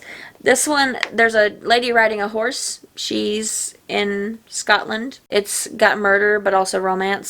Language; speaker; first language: English; native; English